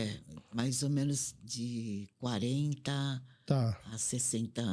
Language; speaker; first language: Portuguese; non-native, fluent; Korean